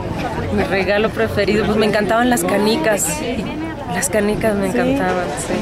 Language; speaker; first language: Spanish; native; Spanish